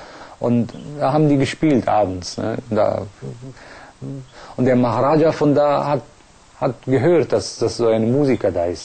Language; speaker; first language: German; non-native, fluent; Persian